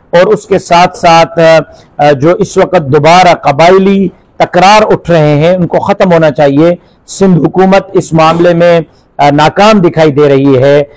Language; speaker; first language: Urdu; non-native, local second language; Sindhi